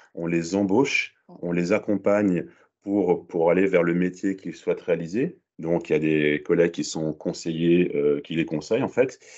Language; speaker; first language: French; native; French